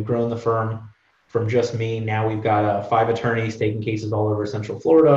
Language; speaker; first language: English; native; English